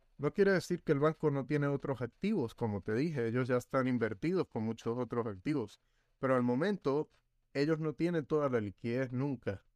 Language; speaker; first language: Spanish; native; Spanish